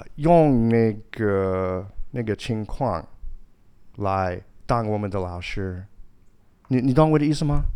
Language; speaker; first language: Chinese; non-native, fluent; English